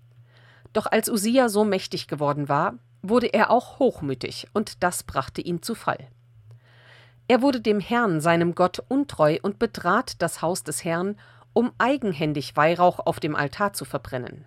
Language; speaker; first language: German; native; German